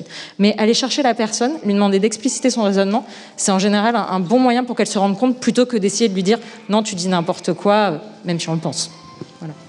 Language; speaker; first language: French; native; French